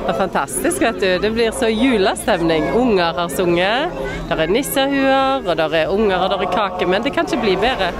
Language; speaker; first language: Norwegian; native; Norwegian